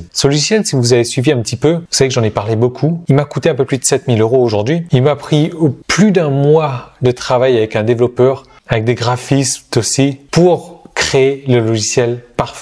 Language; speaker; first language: French; native; French